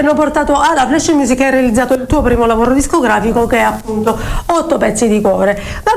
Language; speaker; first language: Italian; native; Italian